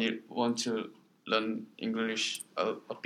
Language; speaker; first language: English; non-native, learner; Korean